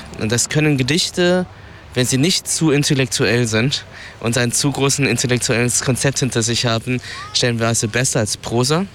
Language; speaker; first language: German; early bilingual, other home language; Vietnamese